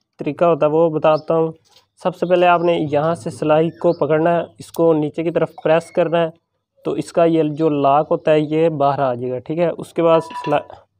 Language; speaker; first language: Urdu; non-native, local second language; Punjabi